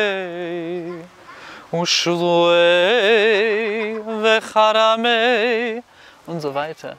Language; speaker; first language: German; non-native, fluent; Hebrew